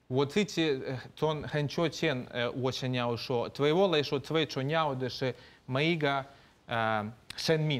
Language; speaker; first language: Chinese; non-native, fluent; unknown